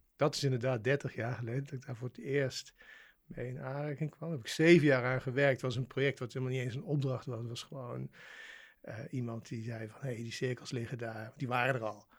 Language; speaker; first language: Dutch; native; Dutch